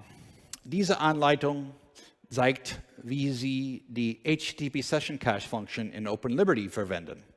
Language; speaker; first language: German; non-native, learner; English